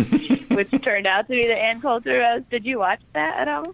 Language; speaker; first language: English; native; English